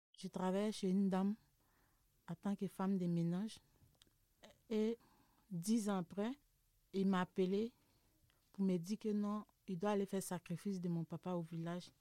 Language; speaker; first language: French; non-native, local second language; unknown